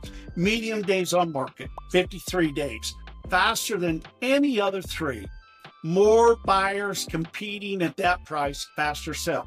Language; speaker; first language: English; native; English